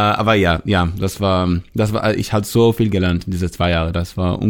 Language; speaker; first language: German; non-native, learner; Hebrew